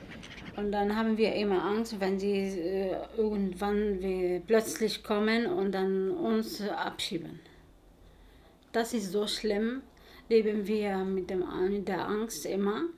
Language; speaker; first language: German; non-native, learner; Arabic